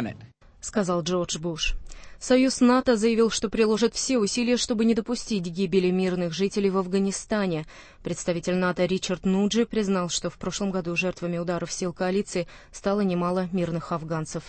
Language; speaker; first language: Russian; native; Russian